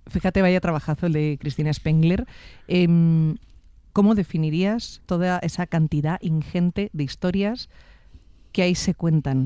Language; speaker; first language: Spanish; native; Spanish